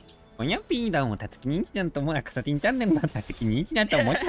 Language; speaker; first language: Japanese; native; Japanese